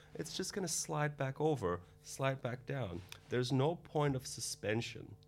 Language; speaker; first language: English; non-native, fluent; Dutch